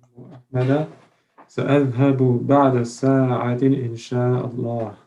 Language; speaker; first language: Arabic; non-native, learner; French